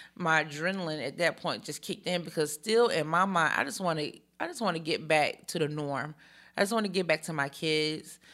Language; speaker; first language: English; early bilingual, other home language; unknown